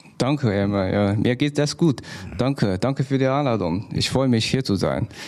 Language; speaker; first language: German; non-native, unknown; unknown